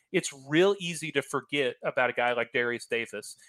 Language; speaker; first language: English; native; English